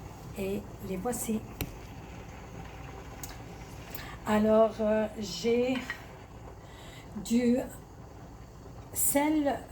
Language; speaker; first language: French; early bilingual, other home language; Italian